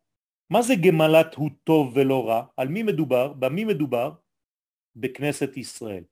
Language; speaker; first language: Hebrew; non-native, fluent; French